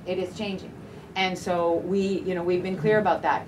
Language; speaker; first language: English; native; English